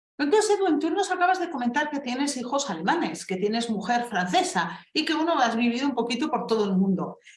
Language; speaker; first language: Spanish; early bilingual, other home language; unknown